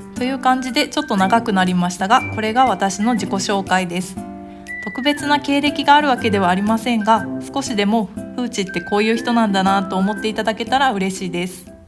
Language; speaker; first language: Japanese; native; Japanese